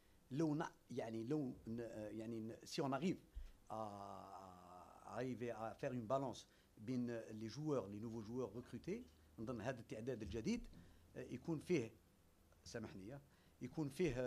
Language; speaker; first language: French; non-native, local second language; Arabic